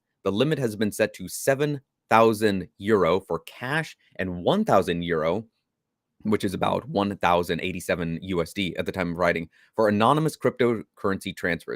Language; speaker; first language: English; native; English